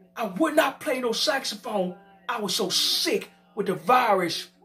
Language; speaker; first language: English; native; English